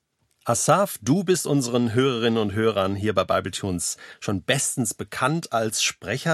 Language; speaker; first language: German; native; German